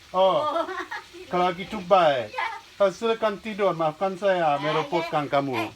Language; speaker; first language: Indonesian; non-native, learner; English